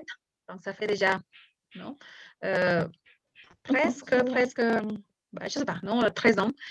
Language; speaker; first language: French; non-native, fluent; Spanish